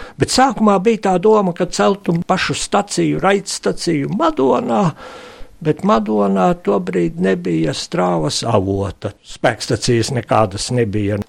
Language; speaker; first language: Latvian; native; Latvian